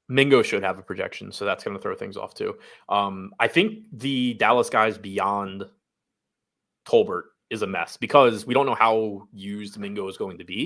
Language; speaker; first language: English; native; English